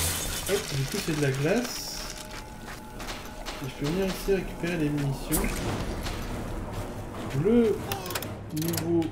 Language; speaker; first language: French; native; French